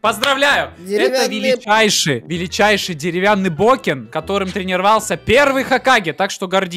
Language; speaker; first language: Russian; native; Russian